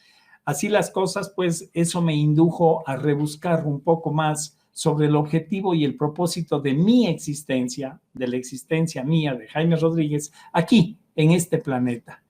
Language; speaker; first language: Spanish; native; Spanish